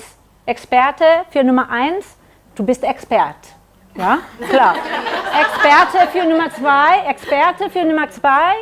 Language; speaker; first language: German; non-native, learner; Catalan